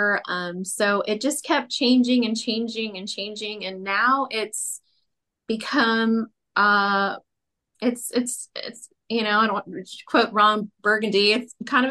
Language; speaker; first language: English; native; English